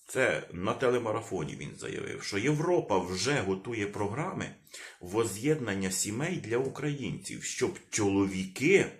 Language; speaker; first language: Ukrainian; non-native, local second language; Russian